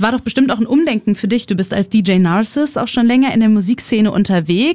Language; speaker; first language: German; native; German